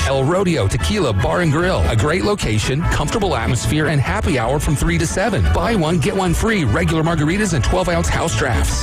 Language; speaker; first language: English; native; English